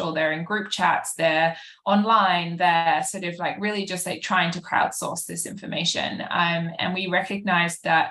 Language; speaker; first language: English; native; English